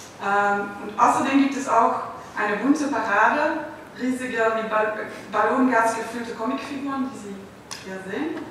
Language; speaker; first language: German; non-native, fluent; Dutch